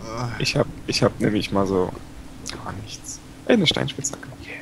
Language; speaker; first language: German; native; German